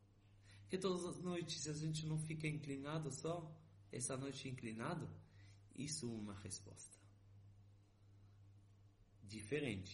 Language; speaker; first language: Portuguese; non-native, fluent; Hebrew